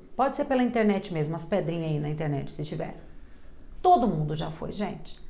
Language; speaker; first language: Portuguese; native; Portuguese